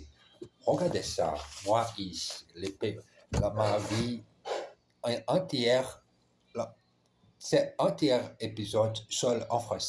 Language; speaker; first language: French; non-native, learner; Portuguese